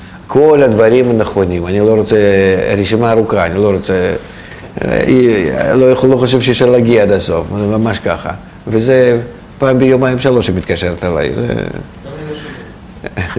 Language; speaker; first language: Hebrew; non-native, fluent; Russian